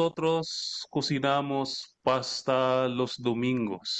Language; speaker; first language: Spanish; non-native, learner; Filipino